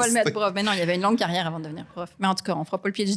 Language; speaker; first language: French; native; French